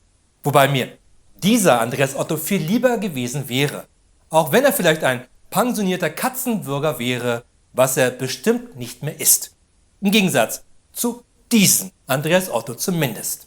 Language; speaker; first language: German; native; German